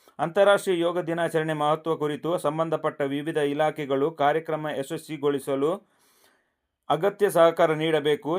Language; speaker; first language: Kannada; non-native, local second language; Kodava